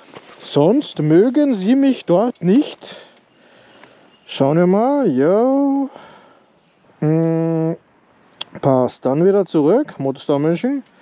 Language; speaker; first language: German; native; German